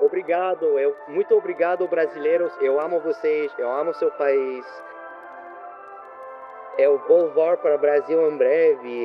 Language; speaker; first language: Portuguese; non-native, learner; French